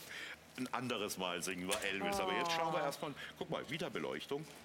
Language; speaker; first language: German; native; German